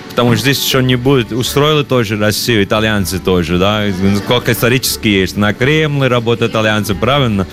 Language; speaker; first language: Russian; non-native, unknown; Italian